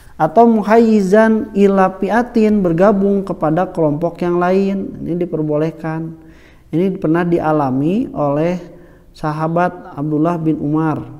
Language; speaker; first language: Indonesian; non-native, local second language; Sundanese